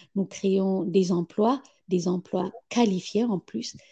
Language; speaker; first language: French; non-native, fluent; Amharic